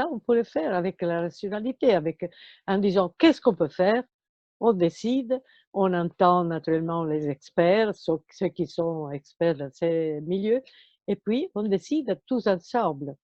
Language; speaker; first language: French; non-native, fluent; Italian